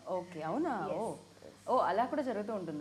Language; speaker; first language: Telugu; native; Telugu